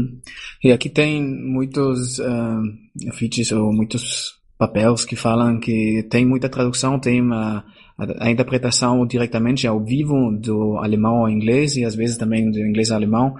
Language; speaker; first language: Portuguese; non-native, fluent; German